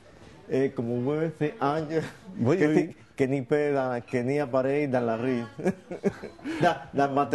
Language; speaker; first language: French; non-native, learner; Spanish